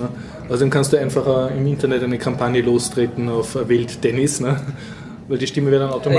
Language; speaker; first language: German; native; German